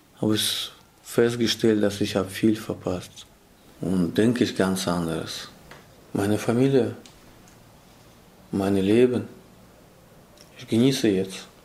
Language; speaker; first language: German; non-native, learner; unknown